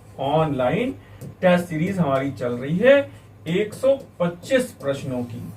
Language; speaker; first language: Hindi; native; Hindi